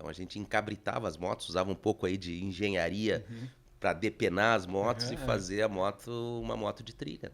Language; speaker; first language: Portuguese; native; Portuguese